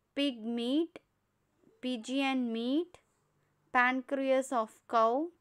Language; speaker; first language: English; non-native, local second language; Tamil